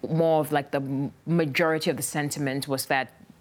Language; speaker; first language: English; non-native, local second language; Akan